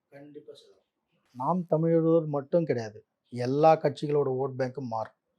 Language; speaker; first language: Tamil; non-native, local second language; Telugu